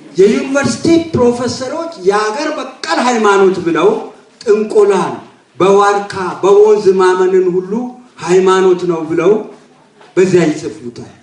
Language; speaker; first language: Amharic; non-native, local second language; Wolaytta